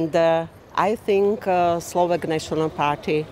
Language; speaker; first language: English; non-native, learner; Slovak